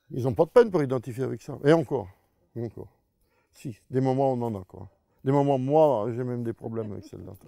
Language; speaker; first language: French; native; French